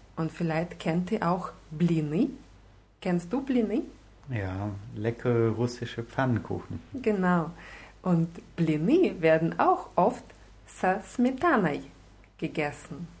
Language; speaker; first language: German; non-native, fluent; Russian